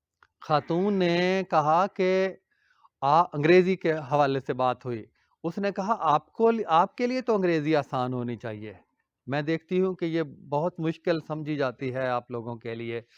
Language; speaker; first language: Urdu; non-native, local second language; Punjabi